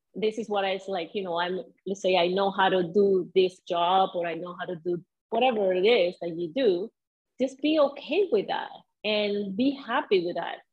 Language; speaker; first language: English; non-native, fluent; Spanish